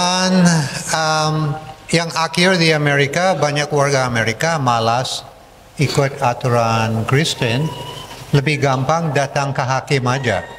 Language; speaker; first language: Indonesian; non-native, fluent; English